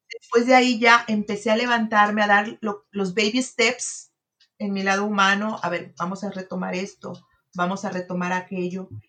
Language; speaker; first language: Spanish; native; Spanish